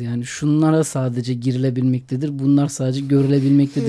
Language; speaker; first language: Turkish; native; Turkish